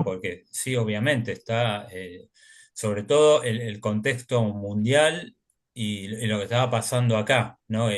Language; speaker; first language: Spanish; native; Spanish